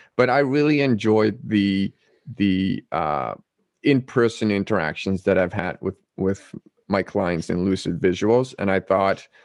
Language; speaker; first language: English; non-native, fluent; Dutch